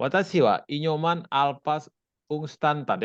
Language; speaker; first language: Indonesian; native; Indonesian